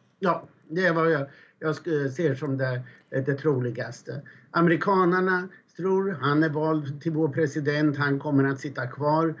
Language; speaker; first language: Swedish; native; Swedish